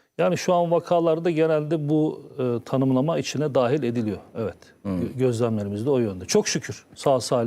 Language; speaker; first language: Turkish; native; Turkish